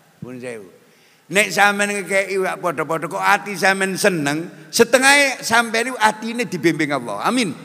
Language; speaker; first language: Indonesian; non-native, local second language; Javanese